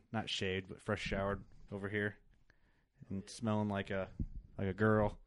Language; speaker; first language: English; native; English